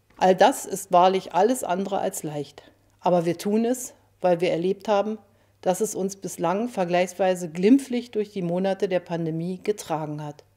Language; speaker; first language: German; native; German